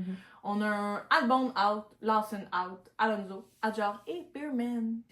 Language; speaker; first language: French; native; French